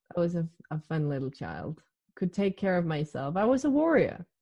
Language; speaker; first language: English; non-native, fluent; Danish